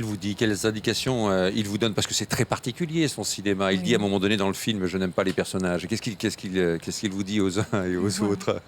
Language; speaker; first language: French; native; French